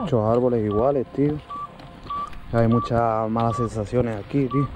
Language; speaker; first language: Spanish; native; Spanish